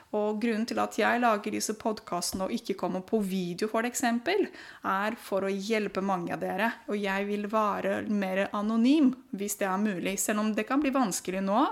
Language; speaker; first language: Norwegian; non-native, fluent; Romanian